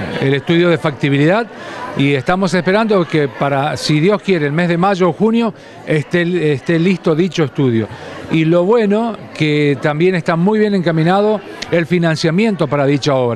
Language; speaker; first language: Spanish; native; Spanish